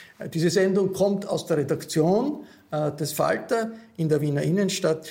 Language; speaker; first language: German; native; German